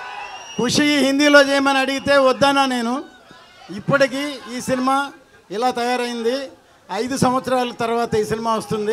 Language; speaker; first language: Telugu; native; Telugu